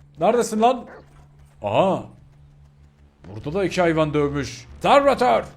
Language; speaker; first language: Turkish; native; Turkish